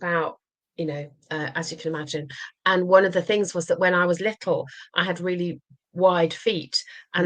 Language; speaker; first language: English; native; English